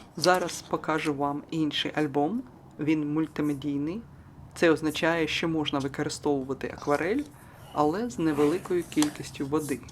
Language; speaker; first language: Ukrainian; non-native, local second language; Russian